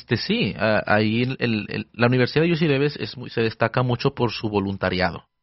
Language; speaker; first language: Spanish; early bilingual, heritage; Spanish